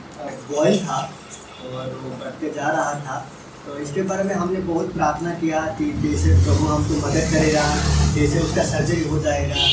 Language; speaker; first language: Hindi; non-native, local second language; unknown